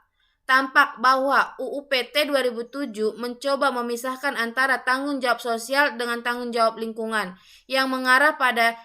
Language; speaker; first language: Indonesian; native; Indonesian